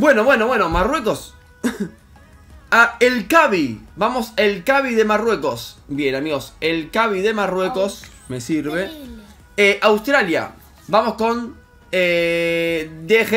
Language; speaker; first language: Spanish; native; Spanish